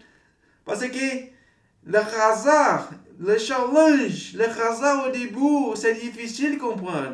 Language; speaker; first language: French; non-native, learner; Portuguese